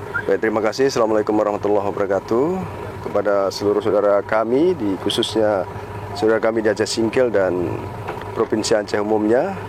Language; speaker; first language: Indonesian; native; Indonesian